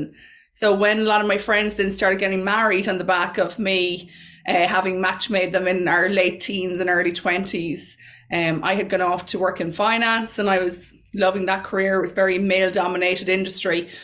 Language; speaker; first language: English; native; English